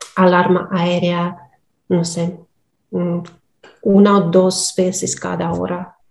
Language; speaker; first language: Spanish; non-native, fluent; Russian